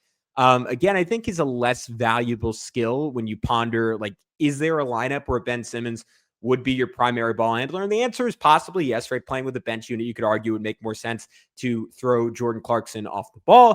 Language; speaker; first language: English; native; English